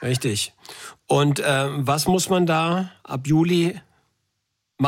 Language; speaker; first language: German; native; German